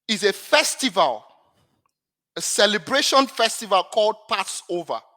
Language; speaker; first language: English; non-native, local second language; Yoruba